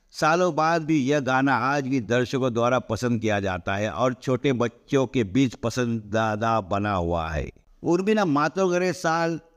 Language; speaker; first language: Hindi; non-native, local second language; Marathi